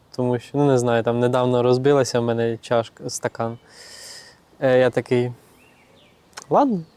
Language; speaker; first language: Ukrainian; native; Ukrainian